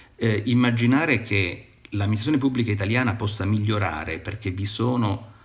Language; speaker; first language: Italian; native; Italian